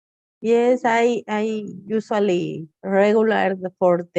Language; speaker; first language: English; non-native, learner; Spanish